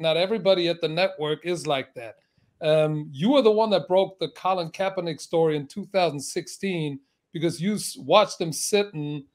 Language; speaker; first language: English; non-native, fluent; German